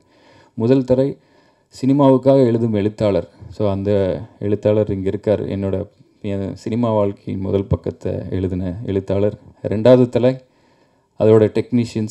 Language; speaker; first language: Tamil; native; Tamil